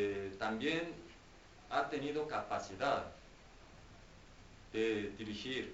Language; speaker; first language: Spanish; non-native, fluent; Korean